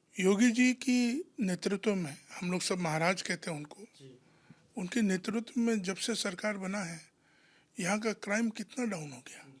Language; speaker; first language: Hindi; non-native, local second language; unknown